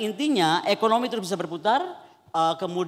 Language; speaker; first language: Indonesian; native; Indonesian